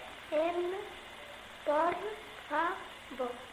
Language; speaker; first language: Spanish; non-native, learner; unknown